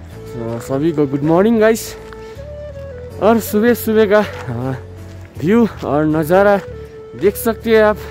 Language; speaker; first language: Hindi; non-native, local second language; Nepali